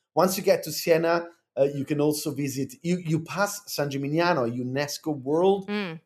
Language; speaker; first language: English; non-native, fluent; Italian